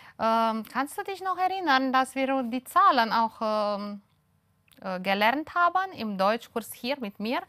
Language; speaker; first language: German; non-native, fluent; Romanian